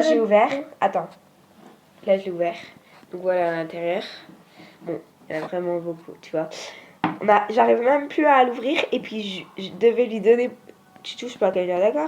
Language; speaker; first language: French; native; French